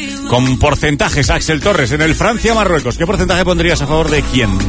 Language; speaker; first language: Spanish; native; Spanish